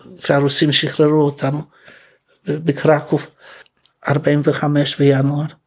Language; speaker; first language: Hebrew; non-native, fluent; Polish